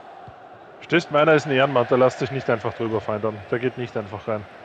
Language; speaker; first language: German; native; German